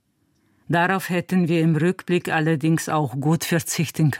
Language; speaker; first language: German; non-native, fluent; Chechen